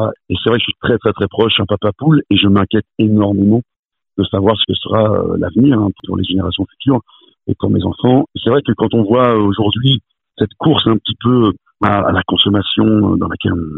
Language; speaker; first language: French; native; French